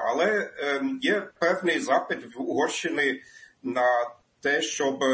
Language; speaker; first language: Ukrainian; non-native, fluent; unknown